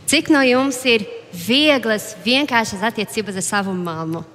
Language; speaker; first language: Latvian; non-native, fluent; Portuguese